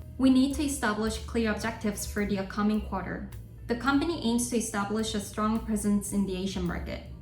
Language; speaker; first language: English; non-native, fluent; Korean